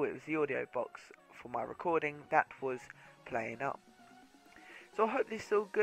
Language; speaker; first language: English; native; English